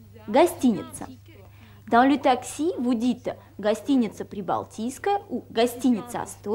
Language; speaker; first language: French; non-native, fluent; Russian